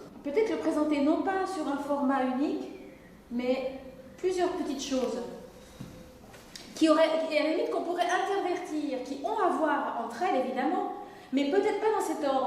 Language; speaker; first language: French; native; French